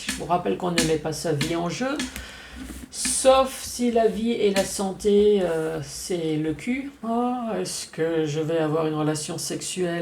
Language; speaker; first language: French; native; French